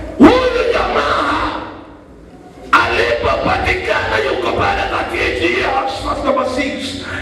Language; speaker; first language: Swahili; non-native, local second language; Kamba